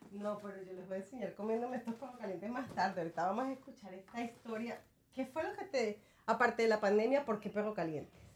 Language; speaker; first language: Spanish; native; Spanish